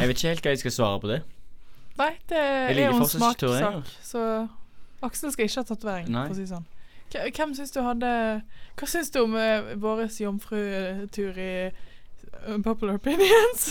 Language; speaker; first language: Norwegian; native; Norwegian